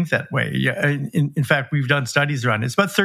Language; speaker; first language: English; native; English